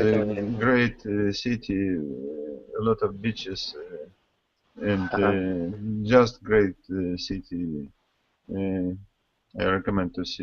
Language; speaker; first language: English; non-native, learner; Russian